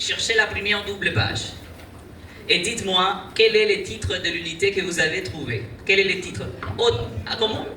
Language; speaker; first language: French; non-native, fluent; Spanish